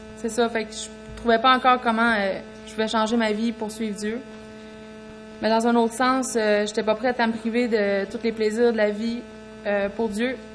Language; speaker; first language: French; native; French